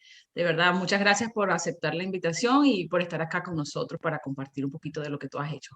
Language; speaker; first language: Spanish; native; Spanish